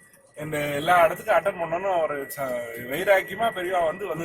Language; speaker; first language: Tamil; native; Tamil